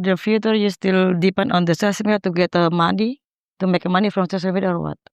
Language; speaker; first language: English; non-native, learner; Indonesian